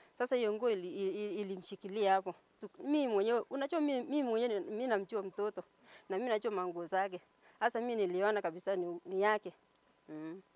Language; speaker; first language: Swahili; non-native, local second language; Kalenjin